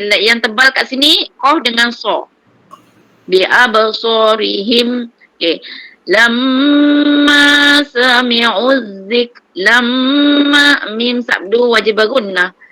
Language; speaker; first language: Malay; native; Malay